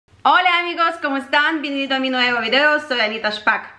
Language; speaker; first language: Spanish; non-native, fluent; Ukrainian